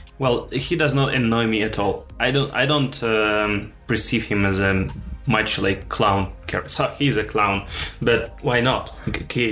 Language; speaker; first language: English; non-native, fluent; Russian